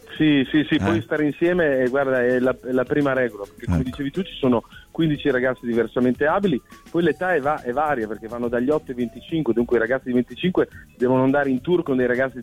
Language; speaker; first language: Italian; native; Italian